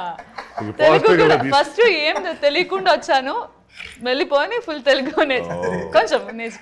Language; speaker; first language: Telugu; non-native, learner; Malayalam